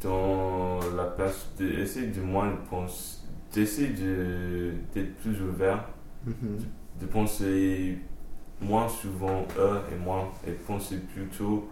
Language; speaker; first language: French; non-native, fluent; English